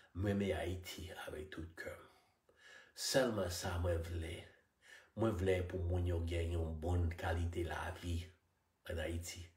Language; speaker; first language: Haitian Creole; non-native, fluent; English